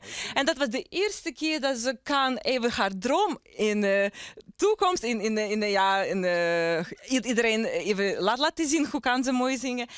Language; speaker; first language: Dutch; non-native, learner; Ukrainian